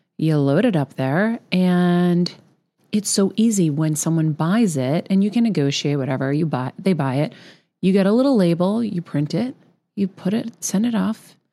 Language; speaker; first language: English; early bilingual, other home language; Greek